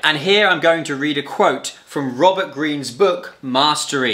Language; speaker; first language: English; native; English